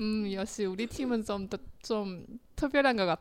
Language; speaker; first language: Korean; non-native, fluent; Chinese